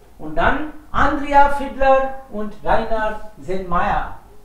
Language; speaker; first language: German; non-native, fluent; Hindi